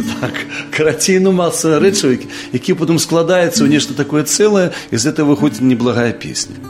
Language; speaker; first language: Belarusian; native; Belarusian